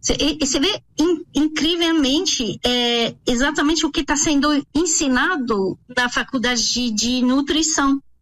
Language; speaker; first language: Portuguese; non-native, fluent; French